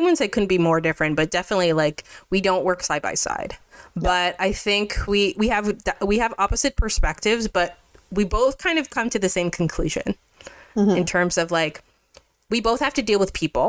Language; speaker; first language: English; native; English